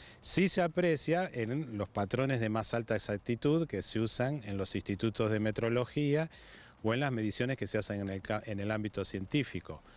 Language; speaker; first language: Spanish; native; Spanish